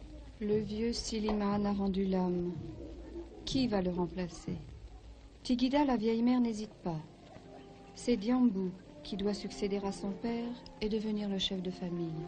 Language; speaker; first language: French; native; French